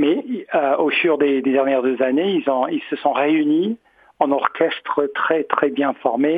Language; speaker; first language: French; non-native, fluent; English